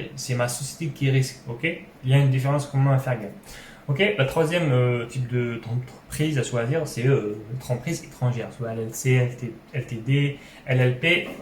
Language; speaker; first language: French; non-native, local second language; Arabic